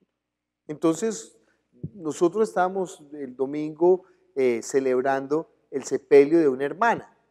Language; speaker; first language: Spanish; native; Spanish